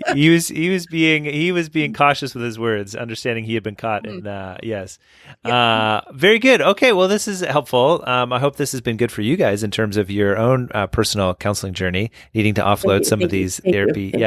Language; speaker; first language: English; native; English